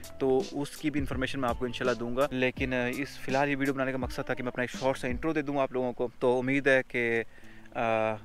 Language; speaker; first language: Urdu; non-native, local second language; Saraiki